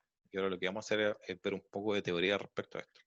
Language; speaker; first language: Spanish; native; Spanish